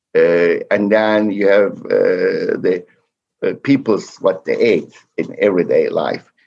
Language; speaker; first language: English; non-native, fluent; Turkish